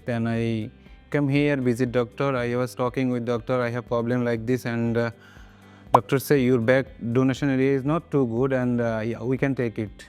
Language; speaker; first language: English; non-native, local second language; Bangla